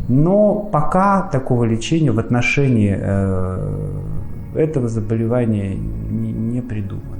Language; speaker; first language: Russian; native; Russian